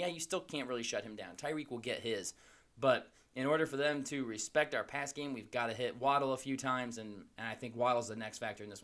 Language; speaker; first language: English; native; English